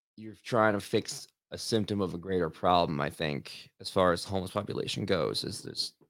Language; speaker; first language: English; native; English